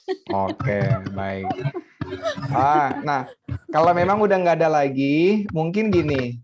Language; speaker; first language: Indonesian; native; Indonesian